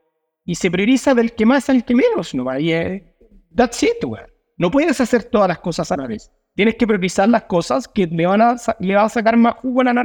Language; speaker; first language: Spanish; native; Spanish